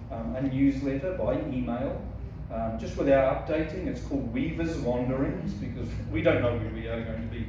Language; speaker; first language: English; native; English